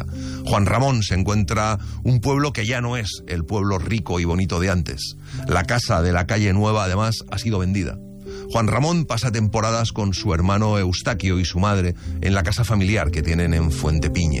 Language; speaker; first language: Spanish; native; Spanish